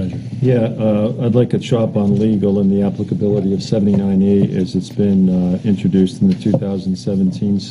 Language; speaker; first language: English; native; English